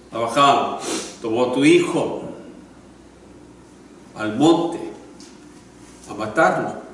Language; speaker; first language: Spanish; non-native, learner; English